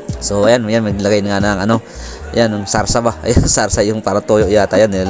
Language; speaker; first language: Filipino; non-native, local second language; Bikol